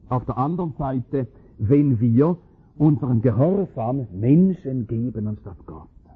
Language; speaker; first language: German; native; German